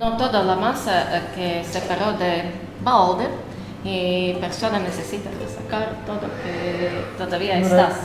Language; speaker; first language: Spanish; non-native, learner; Latvian